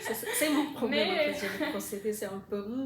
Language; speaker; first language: French; non-native, fluent; Indonesian